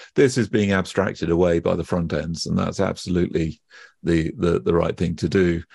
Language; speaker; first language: English; native; English